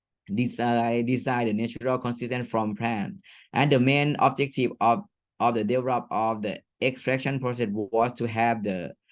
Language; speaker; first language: English; non-native, fluent; Thai